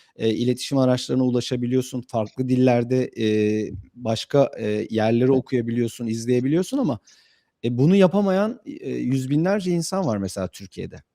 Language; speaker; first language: Turkish; native; Turkish